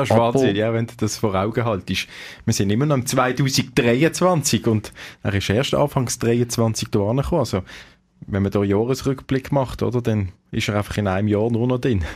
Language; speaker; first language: German; native; German